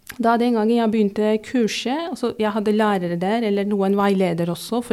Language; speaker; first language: Norwegian; non-native, fluent; Turkish